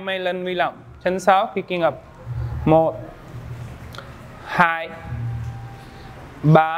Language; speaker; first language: Vietnamese; non-native, learner; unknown